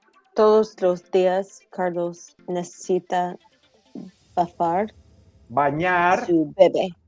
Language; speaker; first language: Spanish; non-native, learner; English